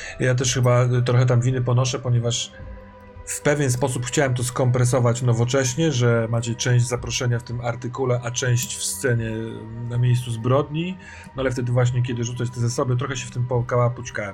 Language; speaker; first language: Polish; native; Polish